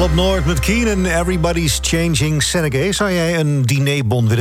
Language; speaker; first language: Dutch; native; Dutch